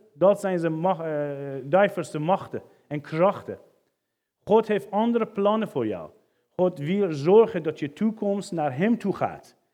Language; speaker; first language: Dutch; non-native, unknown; Persian